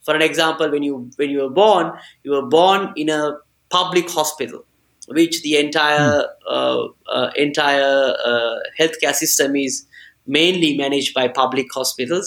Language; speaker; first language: English; non-native, local second language; Sinhala